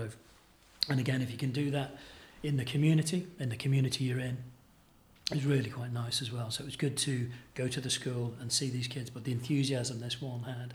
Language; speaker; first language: English; native; English